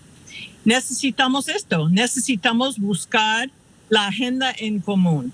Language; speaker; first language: Spanish; non-native, fluent; English